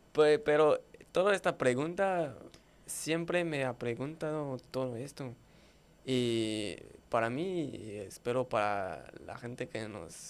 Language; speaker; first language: Spanish; non-native, learner; French